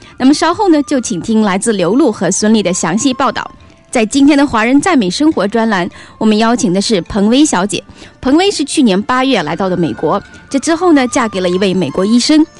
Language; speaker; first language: Chinese; native; Chinese